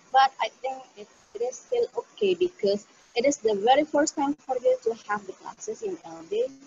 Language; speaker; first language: English; non-native, fluent; Indonesian